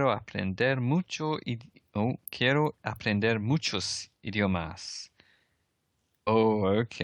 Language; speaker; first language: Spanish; non-native, learner; English